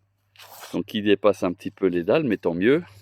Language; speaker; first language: French; native; French